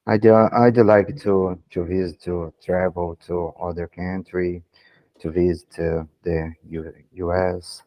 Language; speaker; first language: English; non-native, learner; Portuguese